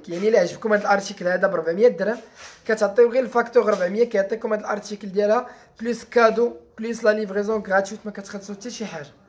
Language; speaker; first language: Arabic; native; Arabic